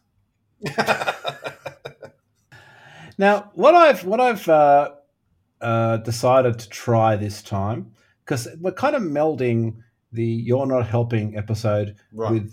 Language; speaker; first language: English; native; English